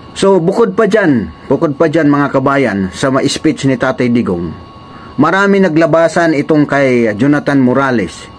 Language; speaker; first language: Filipino; non-native, local second language; Waray